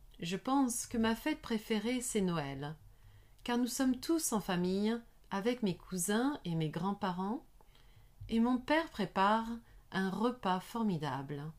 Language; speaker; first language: French; non-native, learner; English